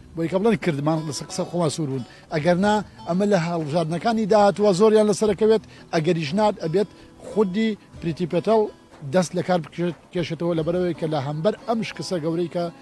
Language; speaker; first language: Central Kurdish; non-native, local second language; Gurani